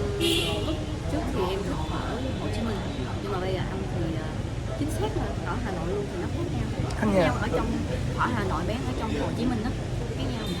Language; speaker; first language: Vietnamese; non-native, learner; Korean